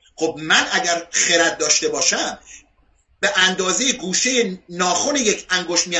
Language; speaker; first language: Persian; non-native, local second language; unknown